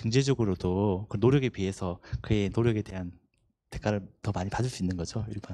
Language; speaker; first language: Korean; native; Korean